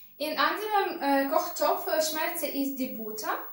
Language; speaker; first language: German; non-native, learner; Russian